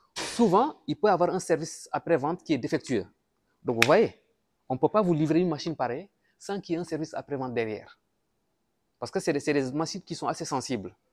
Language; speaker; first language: French; non-native, local second language; Wolof